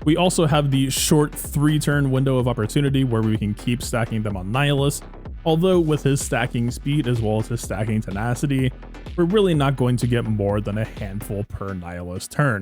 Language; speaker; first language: English; native; English